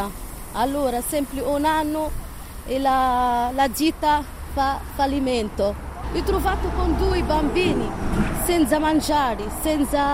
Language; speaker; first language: Italian; non-native, learner; Arabic